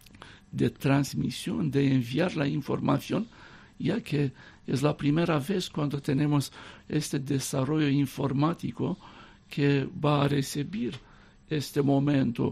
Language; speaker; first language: Spanish; non-native, fluent; Romanian